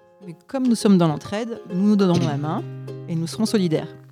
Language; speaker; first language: French; native; French